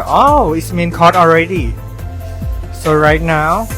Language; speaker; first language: English; non-native, learner; Thai